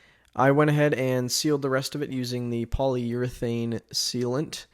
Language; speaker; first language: English; native; English